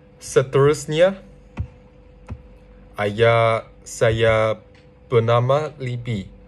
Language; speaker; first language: Malay; non-native, learner; Chinese